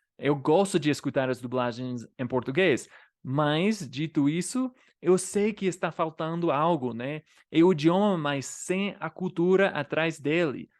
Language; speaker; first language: Portuguese; non-native, fluent; English